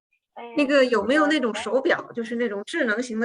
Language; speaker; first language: Chinese; native; Chinese